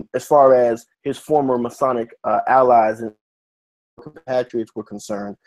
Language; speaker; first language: English; native; English